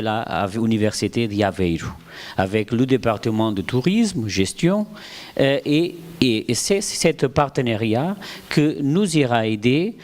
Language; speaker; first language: French; non-native, fluent; Portuguese